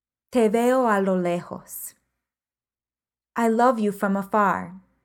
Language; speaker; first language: Spanish; non-native, fluent; English